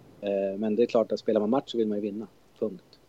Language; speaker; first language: Swedish; native; Swedish